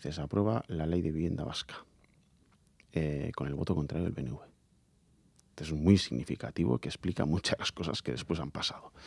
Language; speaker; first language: Spanish; native; Spanish